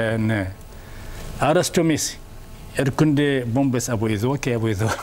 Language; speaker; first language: Greek; non-native, learner; Arabic